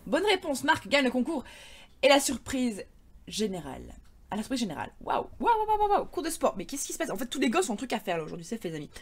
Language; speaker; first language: French; native; French